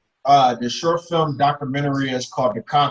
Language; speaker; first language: English; native; English